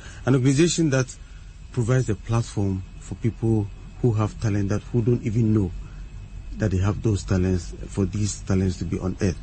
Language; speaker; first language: English; non-native, local second language; Akan